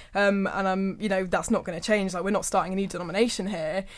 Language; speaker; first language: English; native; English